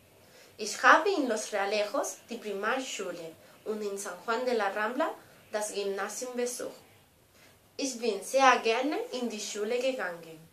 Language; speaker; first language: German; non-native, learner; Spanish